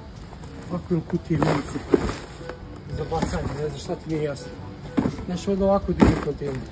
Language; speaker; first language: Croatian; native; Croatian